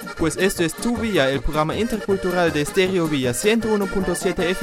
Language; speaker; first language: Spanish; non-native, fluent; German